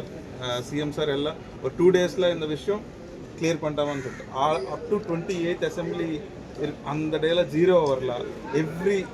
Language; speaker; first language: Tamil; non-native, local second language; Telugu